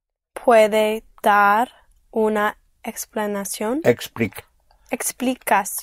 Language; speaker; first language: Spanish; non-native, learner; English